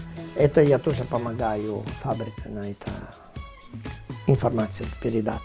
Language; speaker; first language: Russian; non-native, learner; Italian